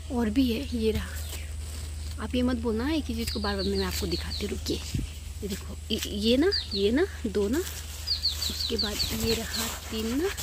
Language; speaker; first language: Hindi; non-native, local second language; Nepali